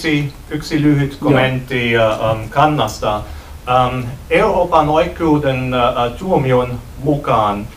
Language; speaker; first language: Finnish; non-native, learner; German